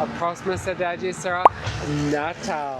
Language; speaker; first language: Portuguese; non-native, fluent; English